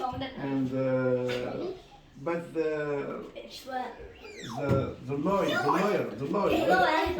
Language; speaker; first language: English; non-native, learner; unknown